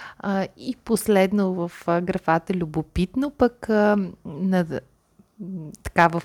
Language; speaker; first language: Bulgarian; native; Bulgarian